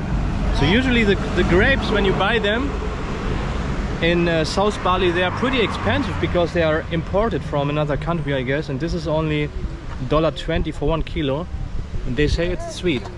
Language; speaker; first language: English; non-native, fluent; German